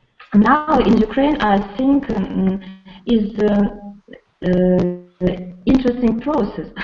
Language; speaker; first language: English; non-native, learner; Russian